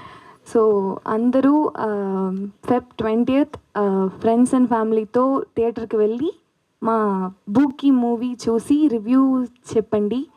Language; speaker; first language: Telugu; non-native, learner; Tamil